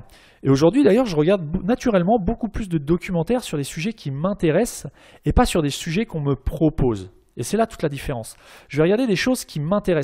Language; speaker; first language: French; native; French